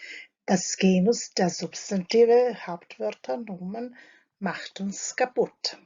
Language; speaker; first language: German; non-native, fluent; Croatian